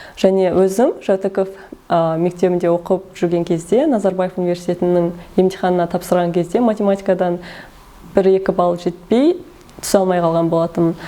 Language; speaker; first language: Kazakh; early bilingual, heritage; Kazakh